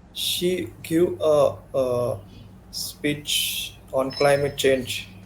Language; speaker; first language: English; non-native, learner; Hindi